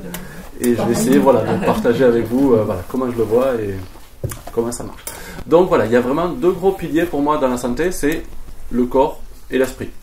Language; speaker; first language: French; native; French